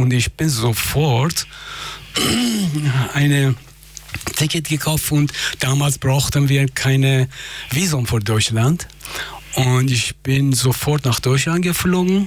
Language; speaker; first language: German; non-native, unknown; Persian